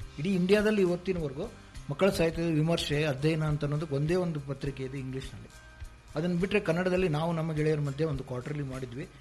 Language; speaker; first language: Kannada; native; Kannada